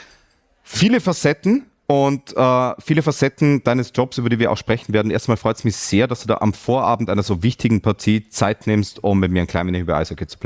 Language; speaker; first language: German; native; German